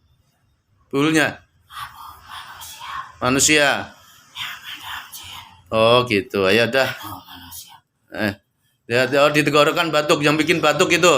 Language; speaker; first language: Indonesian; native; Indonesian